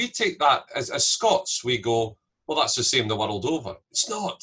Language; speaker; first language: English; native; English